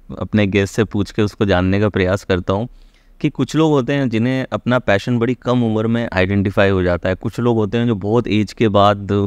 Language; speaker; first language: Hindi; native; Hindi